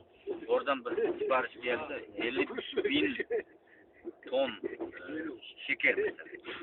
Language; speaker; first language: Turkish; non-native, learner; Kazakh